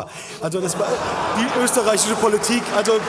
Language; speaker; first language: German; native; German